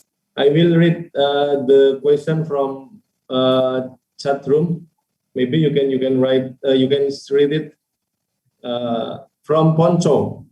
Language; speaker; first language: English; non-native, fluent; Indonesian